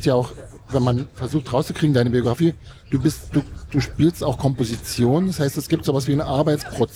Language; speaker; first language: German; native; German